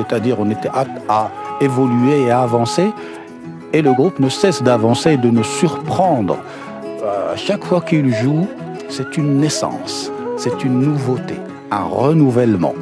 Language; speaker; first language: French; non-native, local second language; Arabic